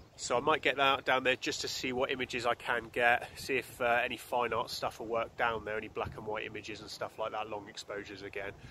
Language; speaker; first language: English; native; English